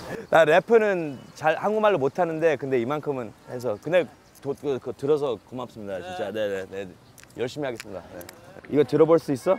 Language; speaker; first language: Korean; early bilingual, heritage; Korean